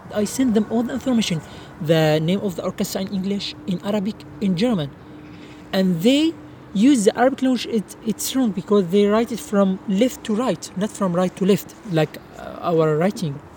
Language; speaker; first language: English; non-native, learner; Arabic